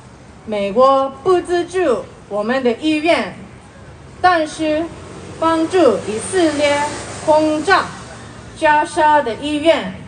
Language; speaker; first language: Chinese; non-native, learner; Korean